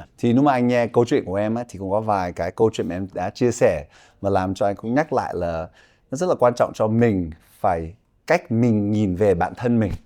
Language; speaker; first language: Vietnamese; early bilingual, heritage; Vietnamese